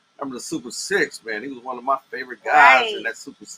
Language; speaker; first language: English; native; English